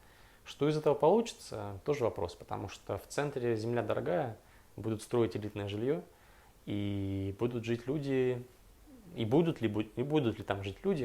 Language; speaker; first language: Russian; native; Russian